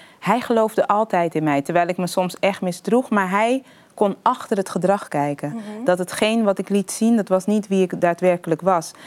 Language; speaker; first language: Dutch; early bilingual, other home language; Papiamento